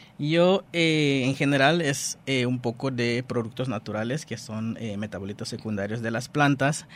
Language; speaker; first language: Spanish; non-native, fluent; Dutch